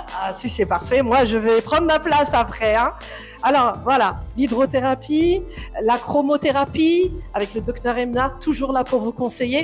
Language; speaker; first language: French; native; French